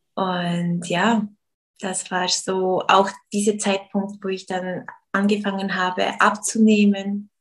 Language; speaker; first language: German; early bilingual, other home language; Portuguese